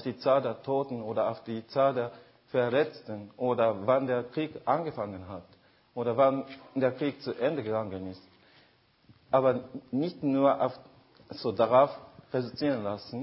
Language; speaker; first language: German; non-native, fluent; Japanese